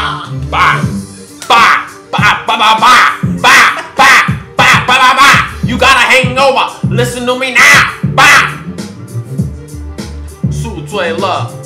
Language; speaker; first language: Chinese; non-native, fluent; English